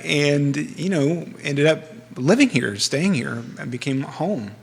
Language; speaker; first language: English; native; English